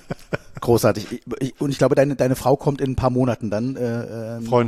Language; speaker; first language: German; native; German